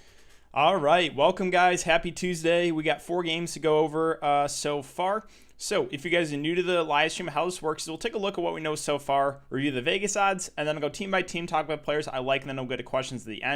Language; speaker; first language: English; native; English